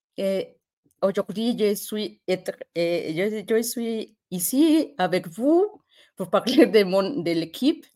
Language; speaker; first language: French; non-native, learner; Spanish